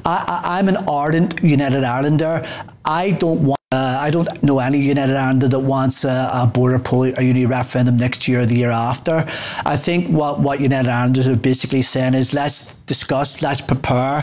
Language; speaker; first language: English; native; English